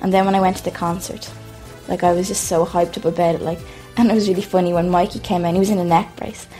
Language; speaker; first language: English; native; English